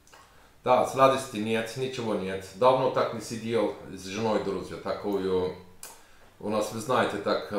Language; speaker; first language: Russian; non-native, learner; Turkish